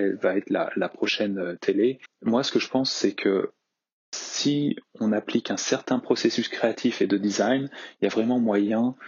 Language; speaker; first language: French; native; French